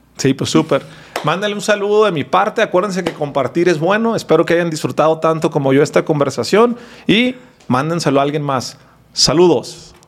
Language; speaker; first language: Spanish; native; Spanish